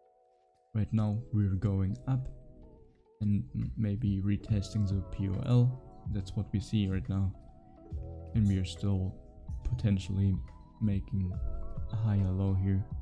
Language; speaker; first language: English; non-native, fluent; German